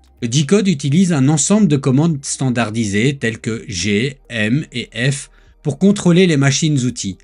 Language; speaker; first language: French; native; French